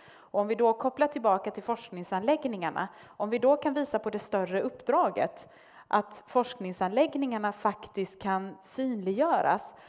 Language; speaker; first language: Swedish; native; Swedish